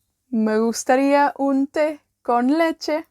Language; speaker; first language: Spanish; non-native, fluent; Welsh